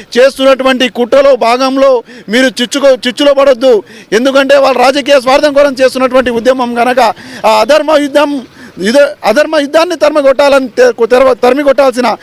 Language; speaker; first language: Telugu; non-native, local second language; Lambadi